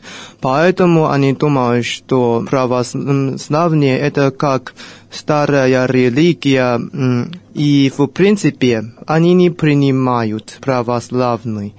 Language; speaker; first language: Russian; non-native, fluent; Chinese